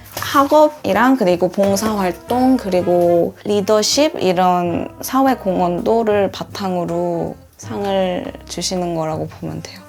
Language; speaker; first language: Korean; early bilingual, other home language; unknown